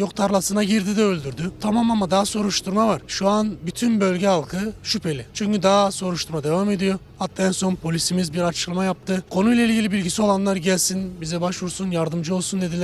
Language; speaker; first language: Turkish; native; Turkish